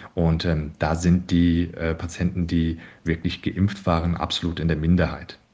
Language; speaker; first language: German; early bilingual, other home language; Turkish